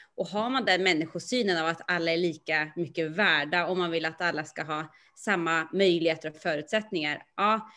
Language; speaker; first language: Swedish; native; Swedish